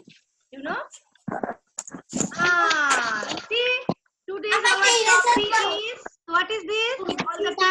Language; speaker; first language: English; non-native, local second language; Bangla